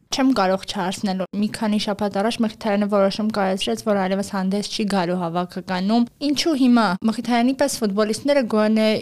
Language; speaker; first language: Armenian; native; Armenian